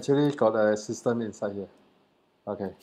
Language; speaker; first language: English; non-native, learner; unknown